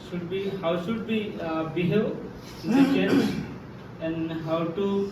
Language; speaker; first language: English; non-native, learner; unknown